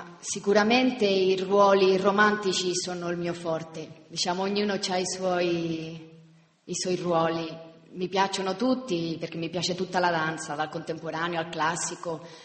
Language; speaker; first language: Italian; non-native, fluent; Spanish